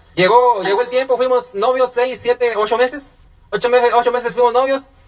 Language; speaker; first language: Spanish; native; Spanish